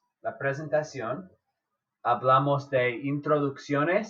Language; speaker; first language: Spanish; non-native, fluent; English